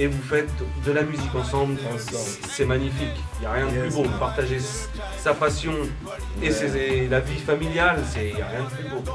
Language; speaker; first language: French; native; French